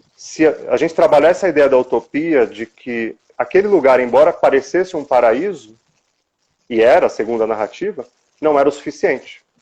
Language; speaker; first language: Portuguese; native; Portuguese